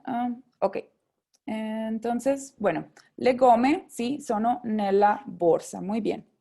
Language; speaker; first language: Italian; non-native, fluent; Spanish